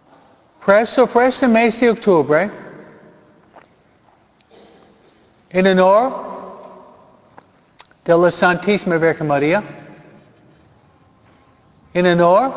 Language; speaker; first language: Spanish; non-native, fluent; English